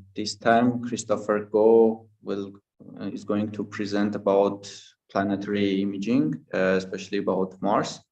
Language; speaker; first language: English; non-native, fluent; Armenian